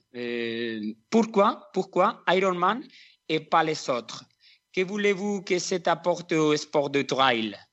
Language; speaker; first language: French; non-native, learner; Spanish